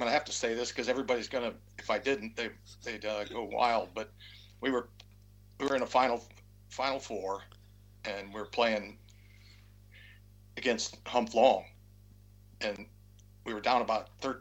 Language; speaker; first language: English; native; English